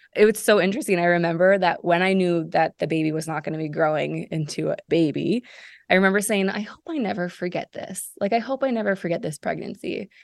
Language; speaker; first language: English; native; English